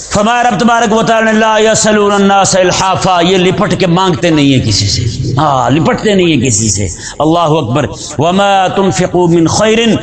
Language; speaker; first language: Urdu; non-native, local second language; Punjabi